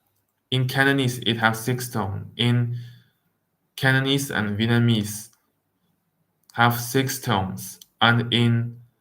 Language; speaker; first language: English; non-native, fluent; Wu Chinese